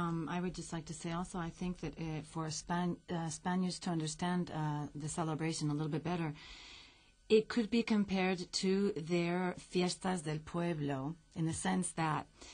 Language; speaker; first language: English; native; English